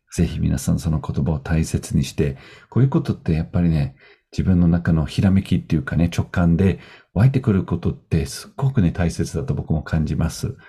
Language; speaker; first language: Japanese; non-native, fluent; Dutch